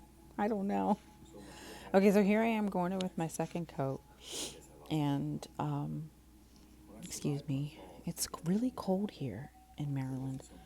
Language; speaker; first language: English; native; English